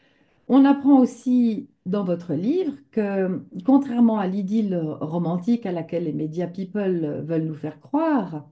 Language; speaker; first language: French; native; French